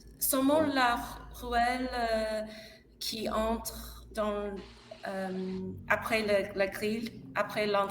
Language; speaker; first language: French; non-native, learner; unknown